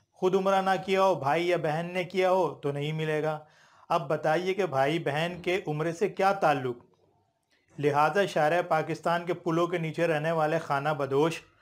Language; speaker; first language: Urdu; native; Urdu